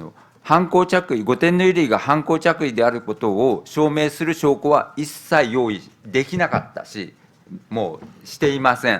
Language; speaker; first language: Japanese; native; Japanese